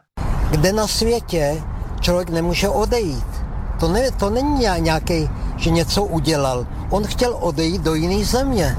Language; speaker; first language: Czech; non-native, local second language; Slovak